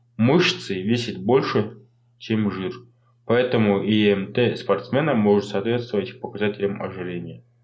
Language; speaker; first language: Russian; non-native, local second language; Kazakh